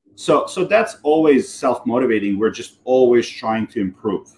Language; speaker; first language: English; non-native, fluent; Serbian